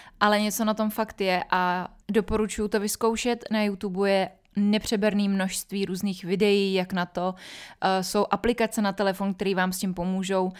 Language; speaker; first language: Czech; native; Czech